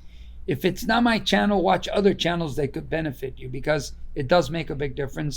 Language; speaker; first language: English; native; English